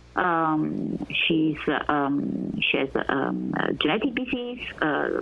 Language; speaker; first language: English; non-native, fluent; Italian